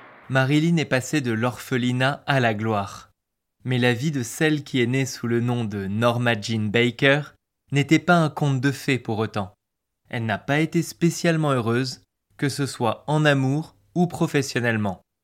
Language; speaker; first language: French; native; French